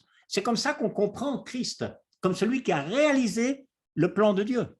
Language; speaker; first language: French; native; French